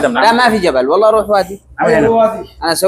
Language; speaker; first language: Arabic; non-native, learner; Bangla